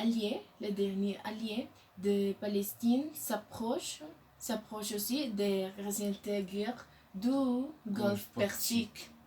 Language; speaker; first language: French; non-native, learner; Spanish